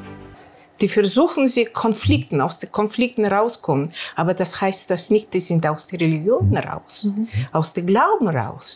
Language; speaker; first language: German; non-native, learner; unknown